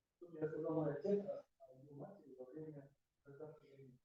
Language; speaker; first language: Russian; non-native, learner; Spanish